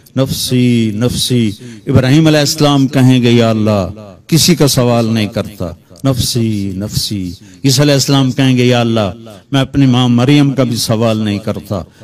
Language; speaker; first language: Urdu; non-native, local second language; Punjabi